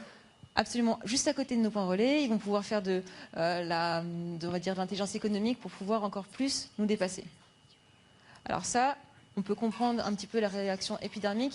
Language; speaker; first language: French; native; French